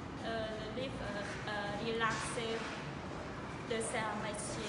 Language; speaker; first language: French; non-native, learner; Khmer